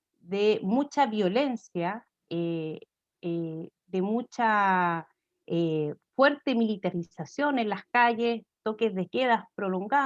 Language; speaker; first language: Spanish; native; Spanish